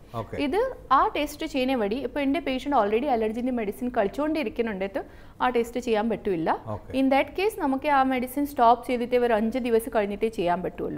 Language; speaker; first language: Malayalam; non-native, fluent; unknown